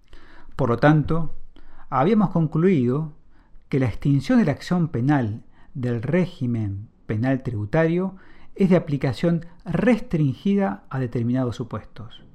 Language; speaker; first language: Spanish; native; Spanish